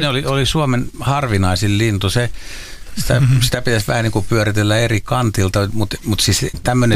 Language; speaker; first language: Finnish; native; Finnish